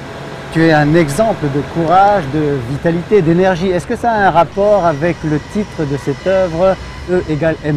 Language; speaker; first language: French; native; French